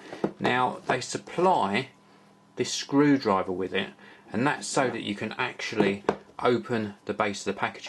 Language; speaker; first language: English; native; English